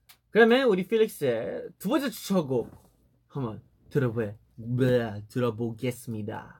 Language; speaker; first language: Korean; early bilingual, heritage; Korean